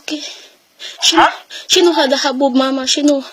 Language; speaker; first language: Arabic; non-native, learner; Filipino